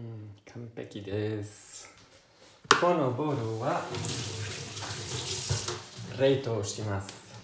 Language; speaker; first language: Japanese; non-native, learner; Italian